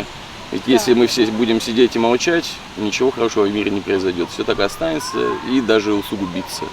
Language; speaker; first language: Russian; native; Russian